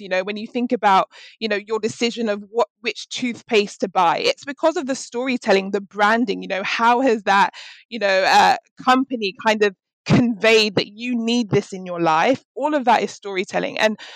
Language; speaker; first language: English; native; English